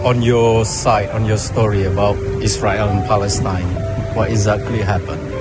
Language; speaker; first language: English; non-native, learner; Indonesian